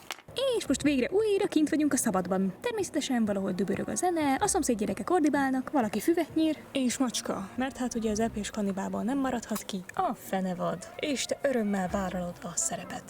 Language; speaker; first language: Hungarian; native; Hungarian